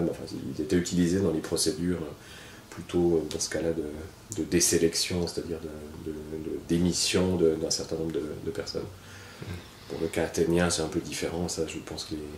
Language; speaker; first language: French; native; French